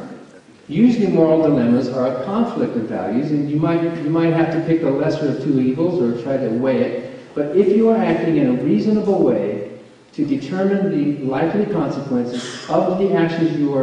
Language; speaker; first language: English; native; English